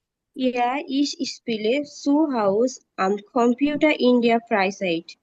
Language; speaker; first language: German; non-native, learner; Bangla